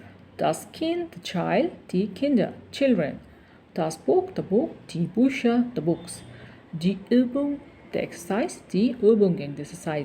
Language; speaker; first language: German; non-native, learner; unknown